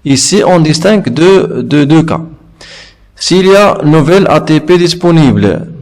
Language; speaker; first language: French; non-native, local second language; Arabic